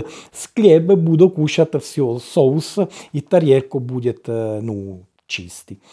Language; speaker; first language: Russian; non-native, learner; Italian